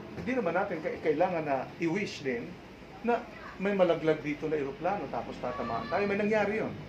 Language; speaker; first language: Filipino; non-native, local second language; Cebuano